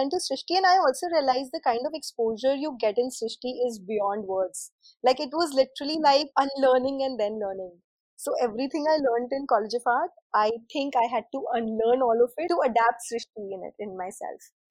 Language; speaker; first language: English; non-native, local second language; Hindi